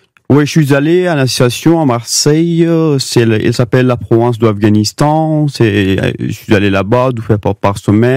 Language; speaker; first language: French; non-native, learner; Pashto